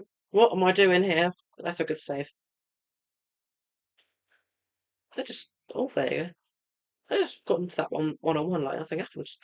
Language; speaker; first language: English; native; English